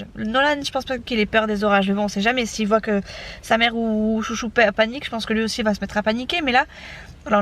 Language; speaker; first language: French; native; French